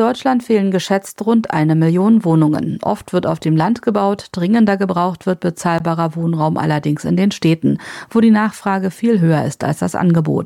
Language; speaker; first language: German; native; German